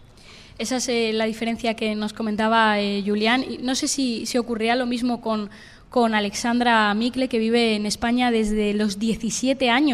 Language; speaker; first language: Spanish; native; Spanish